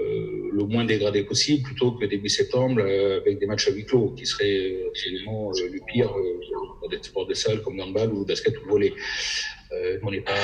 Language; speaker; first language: French; native; French